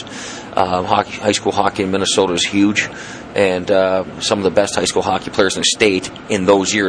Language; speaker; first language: English; native; English